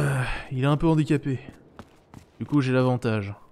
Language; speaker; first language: French; native; French